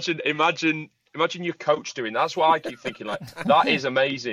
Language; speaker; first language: English; native; English